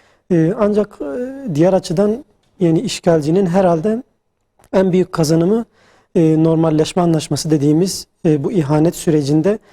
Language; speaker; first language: Turkish; native; Turkish